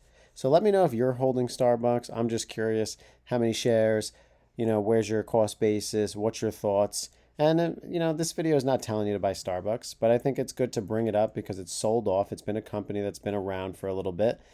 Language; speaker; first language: English; native; English